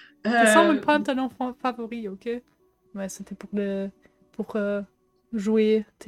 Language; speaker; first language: French; non-native, fluent; German